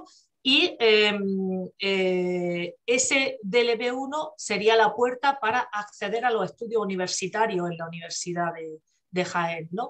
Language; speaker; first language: Spanish; native; Spanish